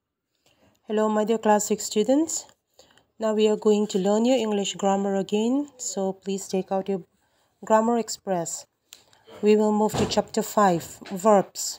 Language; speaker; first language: English; non-native, local second language; Mizo